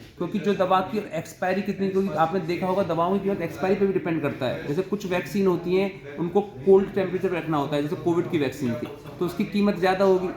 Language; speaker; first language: Hindi; native; Hindi